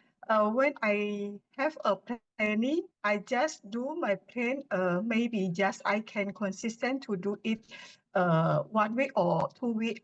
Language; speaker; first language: English; non-native, learner; Indonesian